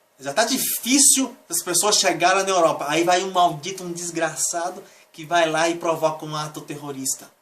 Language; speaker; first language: Portuguese; native; Portuguese